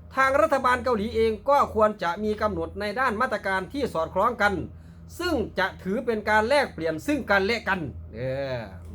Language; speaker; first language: Thai; native; Thai